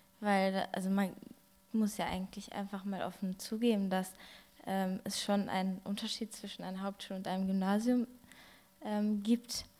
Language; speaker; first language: German; early bilingual, other home language; Turkish